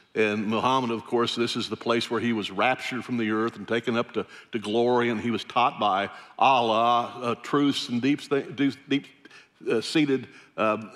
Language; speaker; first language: English; native; English